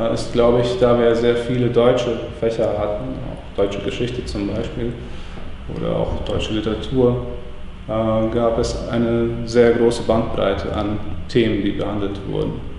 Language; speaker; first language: German; non-native, fluent; Latvian